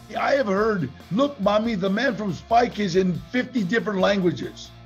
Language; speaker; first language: English; native; English